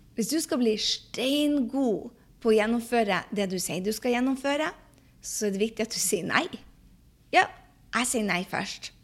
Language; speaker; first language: Norwegian; early bilingual, heritage; Norwegian